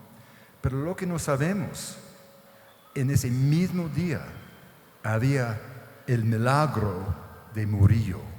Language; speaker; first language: Spanish; non-native, fluent; English